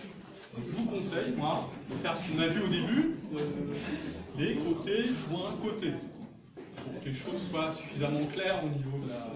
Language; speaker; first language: French; native; French